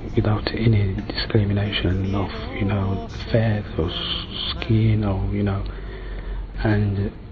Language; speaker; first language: English; non-native, learner; French